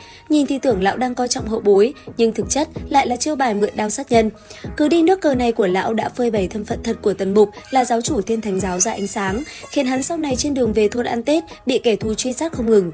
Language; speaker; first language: Vietnamese; native; Vietnamese